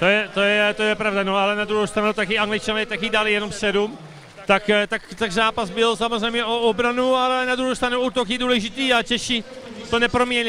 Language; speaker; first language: Czech; early bilingual, heritage; Czech